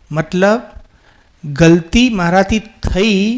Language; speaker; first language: Hindi; non-native, local second language; Gujarati